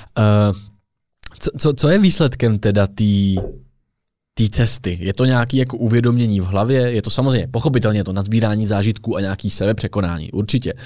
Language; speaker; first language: Czech; native; Czech